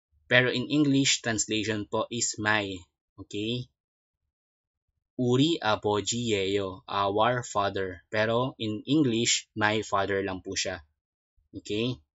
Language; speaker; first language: English; non-native, local second language; Filipino